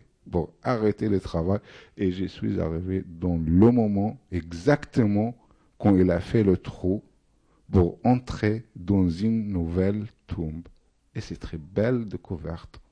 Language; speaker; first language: French; non-native, fluent; Arabic